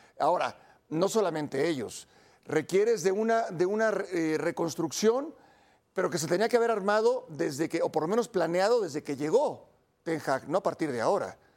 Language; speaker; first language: Spanish; native; Spanish